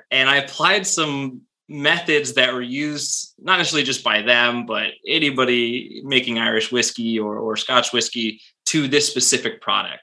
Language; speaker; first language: English; native; English